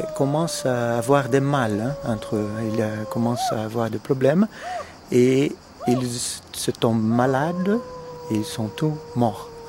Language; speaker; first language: French; non-native, fluent; Portuguese